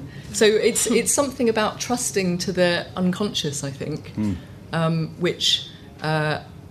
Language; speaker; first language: English; native; English